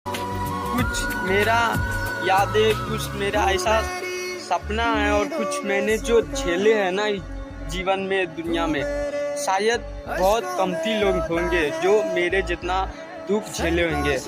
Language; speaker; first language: Hindi; non-native, fluent; Bangla